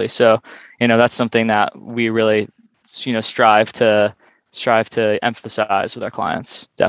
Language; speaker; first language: English; native; English